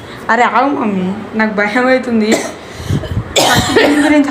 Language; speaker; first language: Telugu; native; Telugu